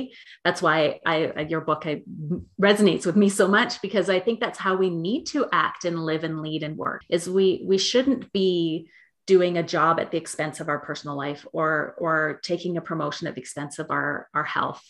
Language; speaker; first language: English; native; English